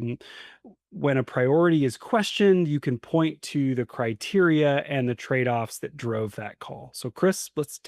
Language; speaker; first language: English; native; English